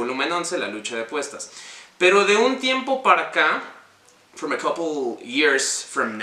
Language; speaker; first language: Spanish; native; Spanish